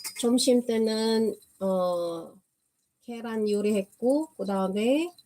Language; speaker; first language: Korean; non-native, fluent; Filipino